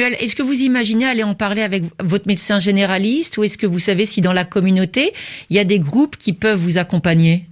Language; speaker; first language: French; native; French